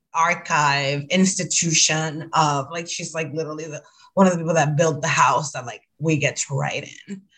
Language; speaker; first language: English; non-native, fluent; Spanish